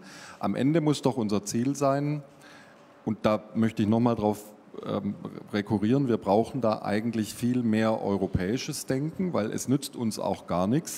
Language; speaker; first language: German; native; German